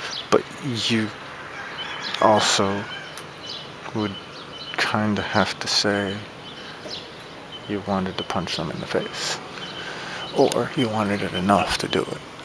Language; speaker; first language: English; native; English